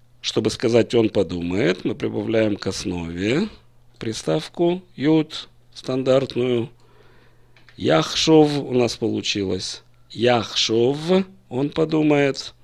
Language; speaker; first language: Russian; native; Russian